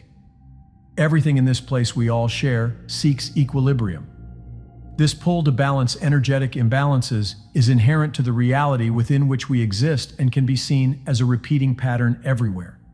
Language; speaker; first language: English; native; English